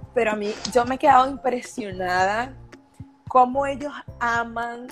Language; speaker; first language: Spanish; native; Spanish